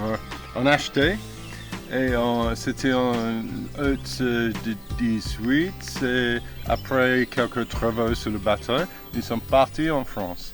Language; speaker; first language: French; non-native, fluent; English